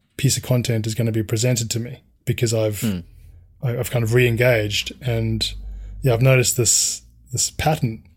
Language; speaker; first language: English; native; English